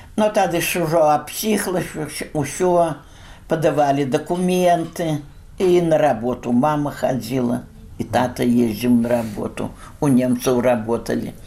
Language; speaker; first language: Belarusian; native; Belarusian